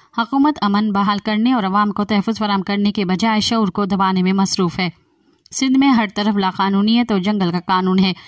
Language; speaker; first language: Urdu; non-native, local second language; Sindhi